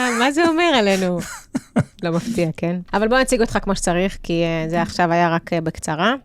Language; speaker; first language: Hebrew; early bilingual, other home language; Russian